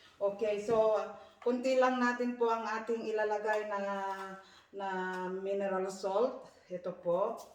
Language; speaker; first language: Filipino; non-native, local second language; Iloko